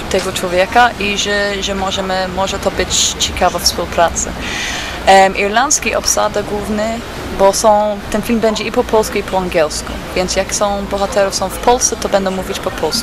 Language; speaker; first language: Polish; non-native, fluent; English